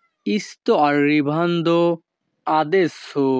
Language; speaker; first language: Italian; non-native, fluent; Bangla